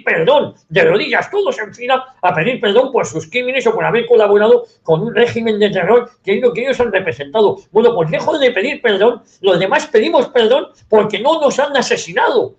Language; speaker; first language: Spanish; native; Spanish